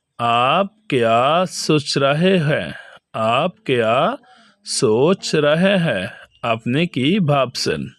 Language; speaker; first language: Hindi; non-native, fluent; Bangla